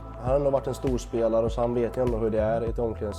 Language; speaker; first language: Swedish; native; Swedish